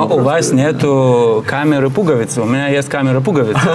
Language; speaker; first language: Russian; non-native, fluent; Lithuanian